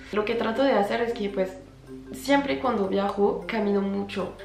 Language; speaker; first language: Spanish; non-native, fluent; French